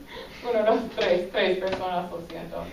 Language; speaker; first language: Spanish; non-native, fluent; English